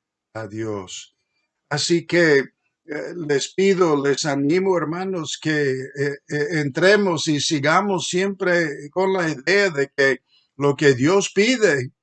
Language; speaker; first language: Spanish; non-native, fluent; English